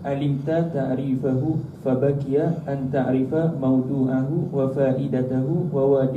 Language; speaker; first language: Arabic; non-native, learner; Malay